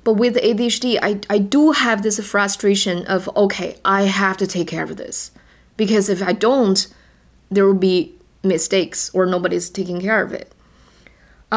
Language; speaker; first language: English; non-native, fluent; Chinese